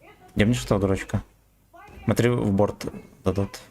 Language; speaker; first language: Russian; native; Russian